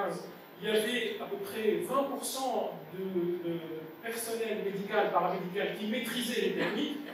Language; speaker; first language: French; non-native, local second language; Arabic